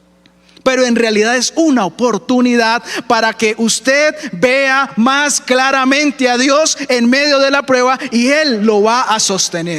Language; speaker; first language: Spanish; native; Spanish